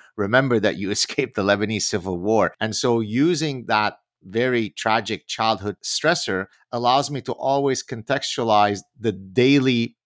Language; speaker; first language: English; early bilingual, other home language; Arabic